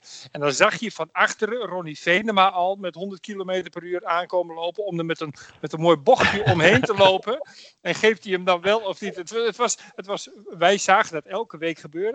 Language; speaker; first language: Dutch; native; Dutch